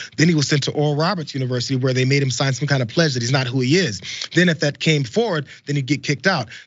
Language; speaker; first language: English; native; English